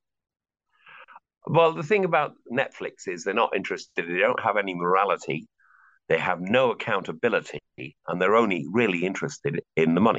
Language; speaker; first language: English; native; English